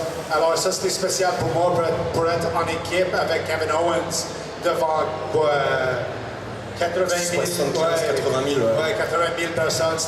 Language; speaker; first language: French; non-native, local second language; English